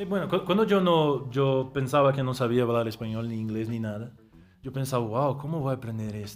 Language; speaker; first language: Spanish; non-native, fluent; Portuguese